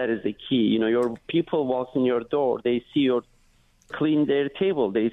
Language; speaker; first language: English; non-native, fluent; Turkish